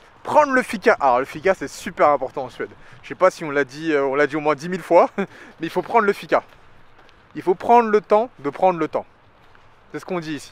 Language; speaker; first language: French; native; French